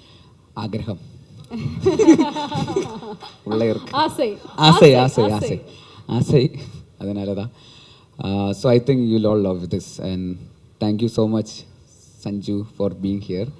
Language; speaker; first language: Tamil; non-native, learner; Malayalam